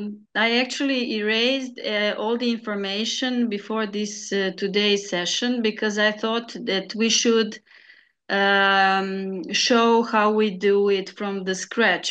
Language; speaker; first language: English; non-native, fluent; Serbian